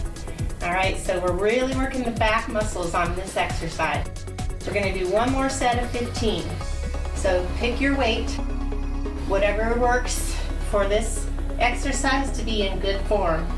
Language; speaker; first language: English; native; English